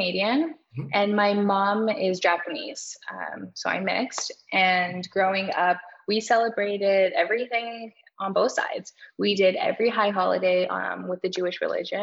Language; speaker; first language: English; native; English